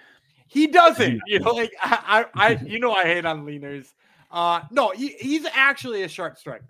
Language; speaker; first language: English; native; English